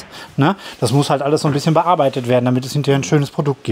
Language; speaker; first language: German; native; German